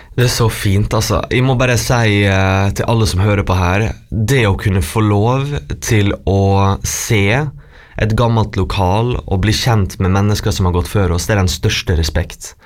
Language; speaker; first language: Norwegian; native; Norwegian